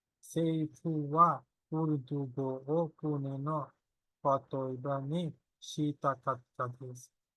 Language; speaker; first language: Japanese; non-native, learner; Bangla